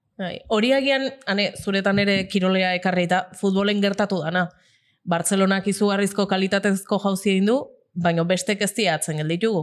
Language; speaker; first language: Basque; native; Basque